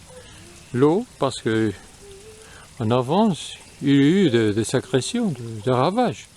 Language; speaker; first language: French; non-native, fluent; Spanish